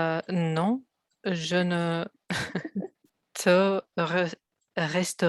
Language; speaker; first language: French; non-native, learner; Russian